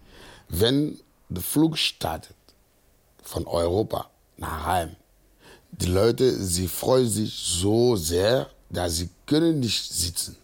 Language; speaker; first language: German; non-native, fluent; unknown